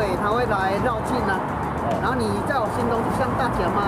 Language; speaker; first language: Chinese; native; Chinese